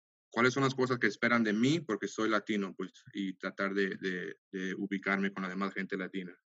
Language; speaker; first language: Spanish; early bilingual, heritage; Spanish